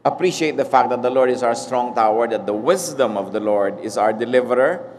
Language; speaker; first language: English; non-native, local second language; Filipino